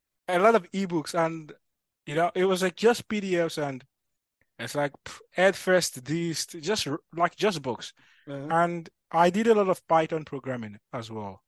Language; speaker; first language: English; non-native, local second language; Yoruba